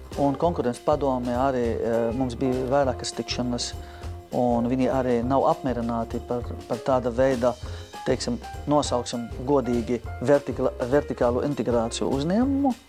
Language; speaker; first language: Latvian; non-native, fluent; Arabic